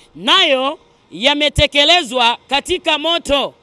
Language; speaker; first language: Swahili; non-native, local second language; Luyia